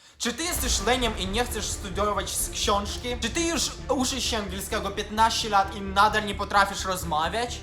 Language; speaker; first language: Polish; non-native, fluent; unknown